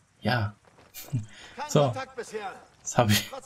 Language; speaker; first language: German; native; German